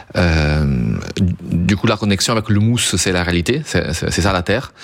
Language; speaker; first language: French; non-native, fluent; Italian